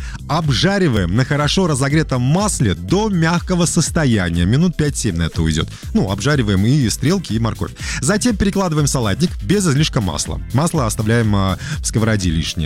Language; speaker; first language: Russian; native; Russian